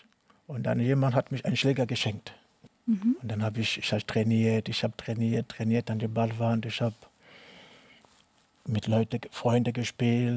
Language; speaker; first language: German; non-native, learner; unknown